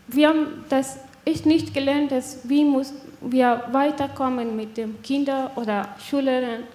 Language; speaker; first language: German; non-native, learner; Persian